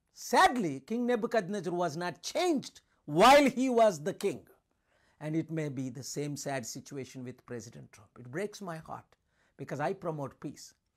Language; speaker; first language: English; non-native, local second language; Telugu